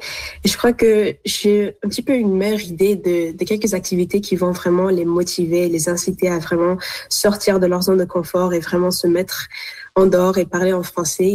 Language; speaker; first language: French; non-native, local second language; Arabic